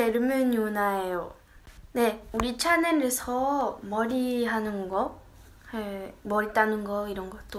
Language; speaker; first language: Korean; early bilingual, heritage; Korean